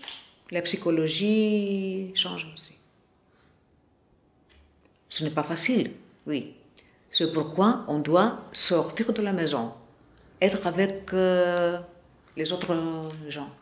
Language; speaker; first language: French; non-native, fluent; Greek